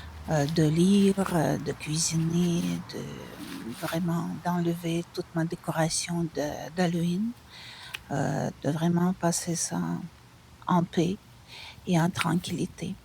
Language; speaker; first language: French; non-native, fluent; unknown